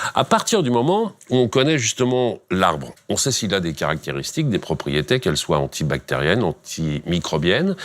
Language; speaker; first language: French; native; French